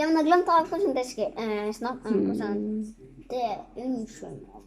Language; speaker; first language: Norwegian; early bilingual, other home language; Filipino